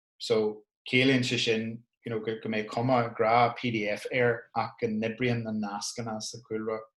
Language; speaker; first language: Irish; non-native, local second language; English